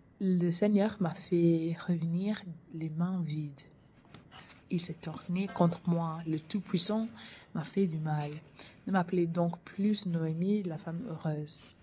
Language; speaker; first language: French; non-native, learner; English